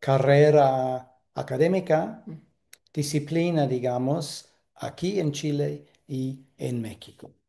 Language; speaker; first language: Spanish; non-native, fluent; English